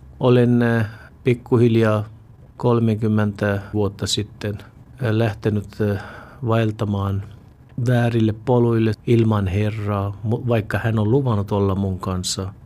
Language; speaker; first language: Finnish; non-native, fluent; Urdu